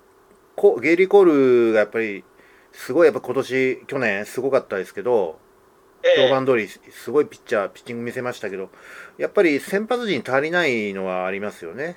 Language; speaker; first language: Japanese; native; Japanese